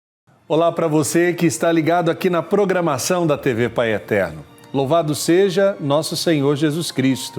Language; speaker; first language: Portuguese; native; Portuguese